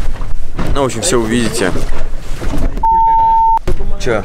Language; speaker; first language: Russian; native; Russian